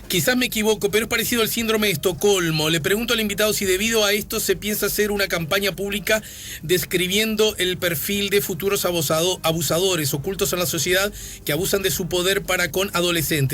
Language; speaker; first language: Spanish; native; Spanish